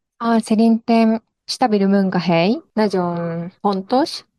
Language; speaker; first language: Hungarian; non-native, learner; Japanese